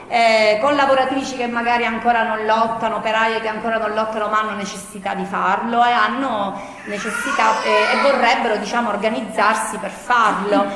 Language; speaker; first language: Italian; native; Italian